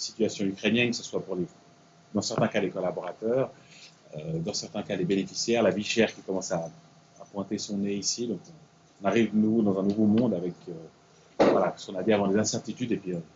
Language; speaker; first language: French; native; French